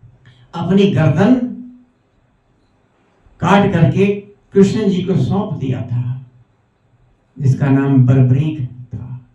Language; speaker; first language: Hindi; native; Hindi